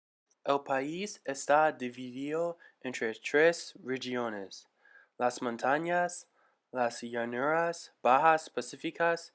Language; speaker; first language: Spanish; non-native, learner; English